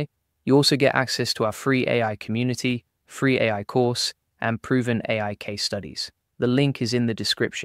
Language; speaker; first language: English; native; English